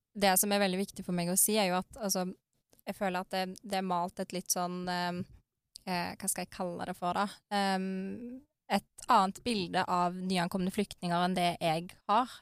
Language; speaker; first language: Norwegian; early bilingual, other home language; Arabic